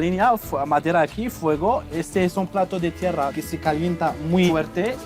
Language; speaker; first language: Spanish; non-native, fluent; Berber languages